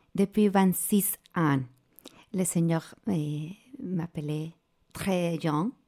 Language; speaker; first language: French; non-native, learner; Spanish